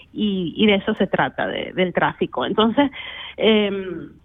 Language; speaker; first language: Spanish; native; Spanish